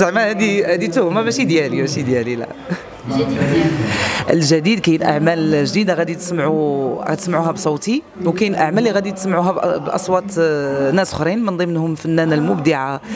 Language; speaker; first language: Arabic; native; Arabic